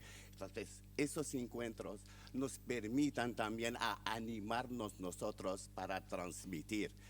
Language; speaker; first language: Spanish; non-native, fluent; Arabic